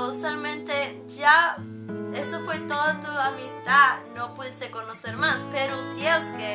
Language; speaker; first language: Spanish; early bilingual, heritage; Spanish